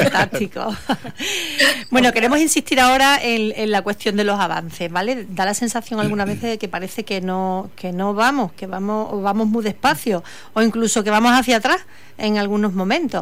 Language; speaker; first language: Spanish; native; Spanish